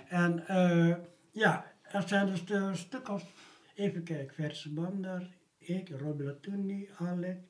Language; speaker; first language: Dutch; early bilingual, other home language; Malay